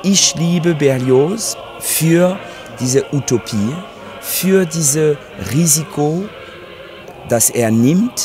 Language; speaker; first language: German; non-native, fluent; French